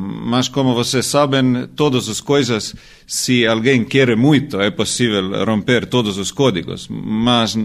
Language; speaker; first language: Portuguese; non-native, learner; Estonian